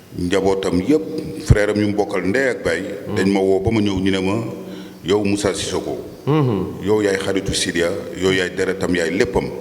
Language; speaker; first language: Wolof; non-native, local second language; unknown